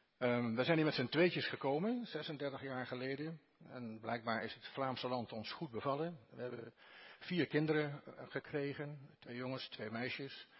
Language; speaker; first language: Dutch; native; Dutch